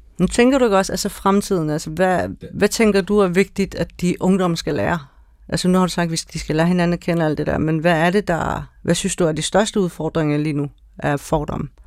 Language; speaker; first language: Danish; early bilingual, other home language; Persian